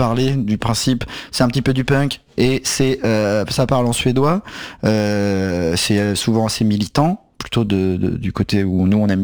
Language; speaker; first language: French; native; French